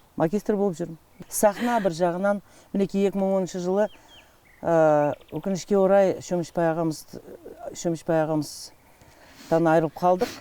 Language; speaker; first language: Kazakh; native; Kazakh